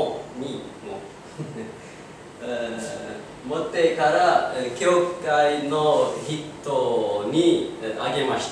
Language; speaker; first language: Japanese; non-native, learner; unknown